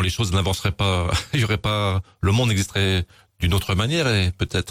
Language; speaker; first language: French; native; French